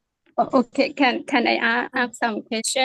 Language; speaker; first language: English; non-native, learner; Thai